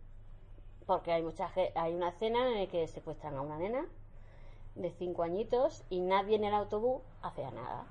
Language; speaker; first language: Spanish; native; Spanish